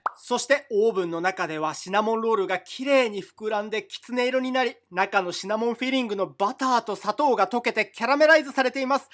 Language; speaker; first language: Japanese; native; Japanese